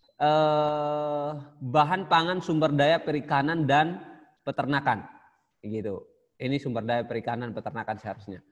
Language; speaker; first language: Indonesian; native; Indonesian